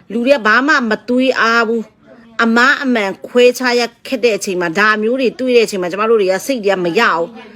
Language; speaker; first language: Burmese; non-native, local second language; Tedim Chin